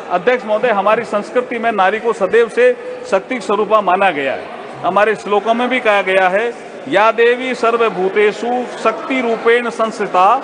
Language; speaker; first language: Hindi; native; Hindi